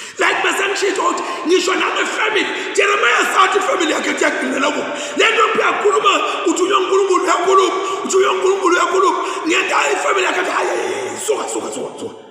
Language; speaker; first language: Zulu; non-native, local second language; Swati